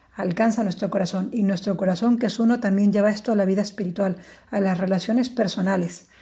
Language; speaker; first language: Spanish; native; Spanish